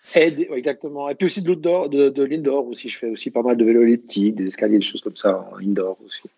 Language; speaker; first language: French; native; French